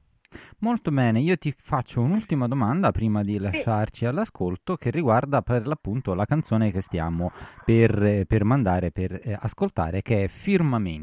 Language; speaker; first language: Italian; native; Italian